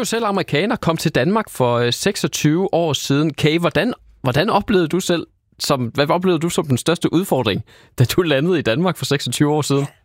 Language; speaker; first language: Danish; native; Danish